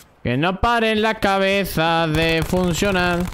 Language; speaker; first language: Spanish; native; Spanish